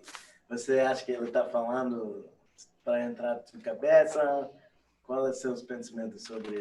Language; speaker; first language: Portuguese; non-native, fluent; English